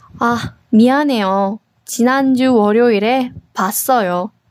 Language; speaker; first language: Korean; non-native, learner; Chinese